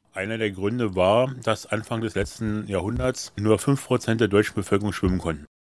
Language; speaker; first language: German; native; German